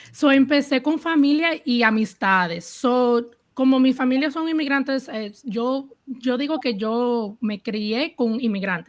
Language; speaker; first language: Spanish; early bilingual, heritage; Spanish